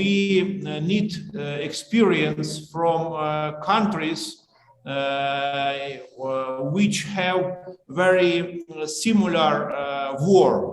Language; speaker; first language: English; non-native, learner; Ukrainian